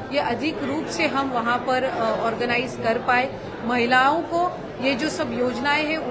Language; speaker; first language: Hindi; non-native, local second language; Marathi